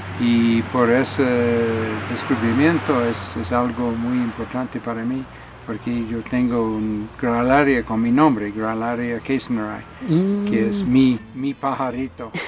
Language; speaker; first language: Spanish; non-native, learner; English